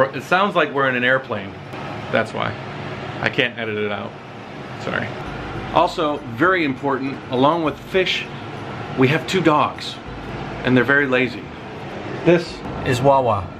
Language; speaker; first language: English; native; English